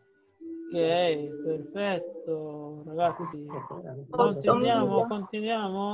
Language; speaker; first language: Italian; non-native, fluent; Spanish